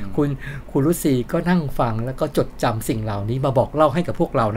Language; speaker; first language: Thai; native; Thai